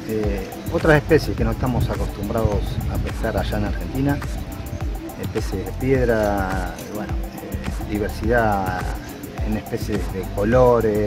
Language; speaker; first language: Spanish; native; Spanish